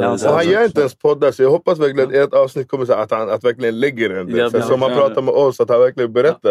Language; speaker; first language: Swedish; native; Swedish